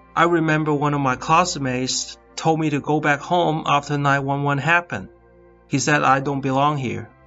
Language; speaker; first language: English; non-native, fluent; Cantonese